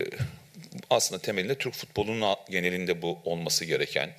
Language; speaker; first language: Turkish; native; Turkish